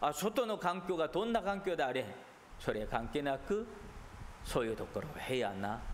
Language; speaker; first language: Japanese; non-native, fluent; Korean